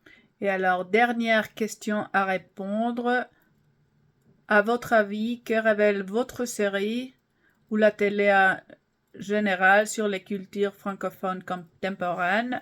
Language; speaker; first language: French; non-native, fluent; English